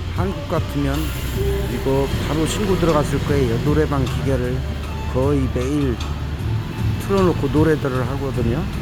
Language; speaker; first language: Korean; native; Korean